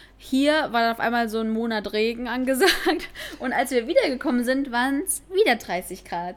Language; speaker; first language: German; native; German